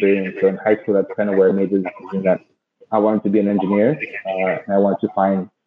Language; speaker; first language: English; native; English